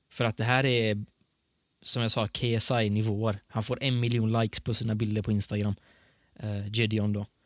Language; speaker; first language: Swedish; early bilingual, other home language; Persian